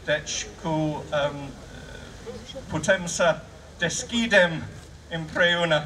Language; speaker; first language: Romanian; non-native, fluent; English